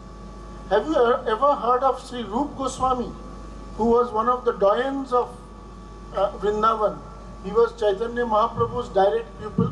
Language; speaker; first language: English; non-native, local second language; Bangla